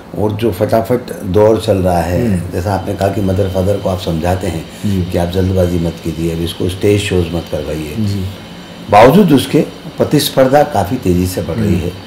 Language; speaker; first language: Hindi; native; Hindi